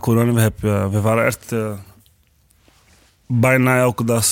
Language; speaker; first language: Dutch; non-native, learner; Portuguese